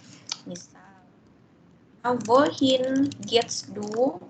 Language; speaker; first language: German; non-native, fluent; Indonesian